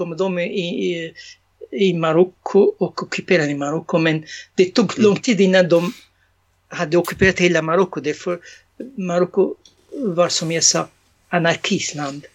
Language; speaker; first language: Swedish; non-native, fluent; Arabic